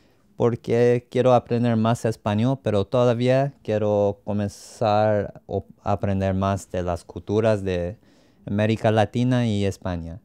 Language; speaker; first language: Spanish; non-native, learner; English